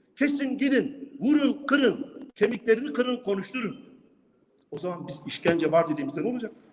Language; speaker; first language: Turkish; non-native, local second language; Kurdish